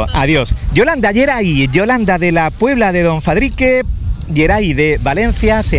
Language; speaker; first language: Spanish; native; Spanish